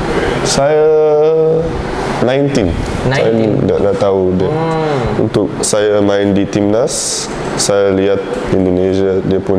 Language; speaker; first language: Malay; non-native, learner; English